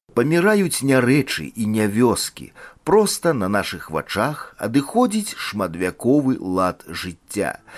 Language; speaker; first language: Belarusian; native; Belarusian